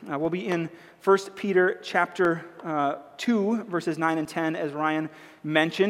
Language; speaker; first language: English; native; English